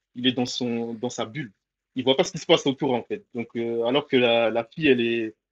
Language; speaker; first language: French; early bilingual, other home language; Comorian